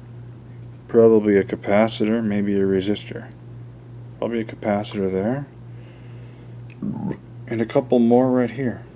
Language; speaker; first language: English; native; English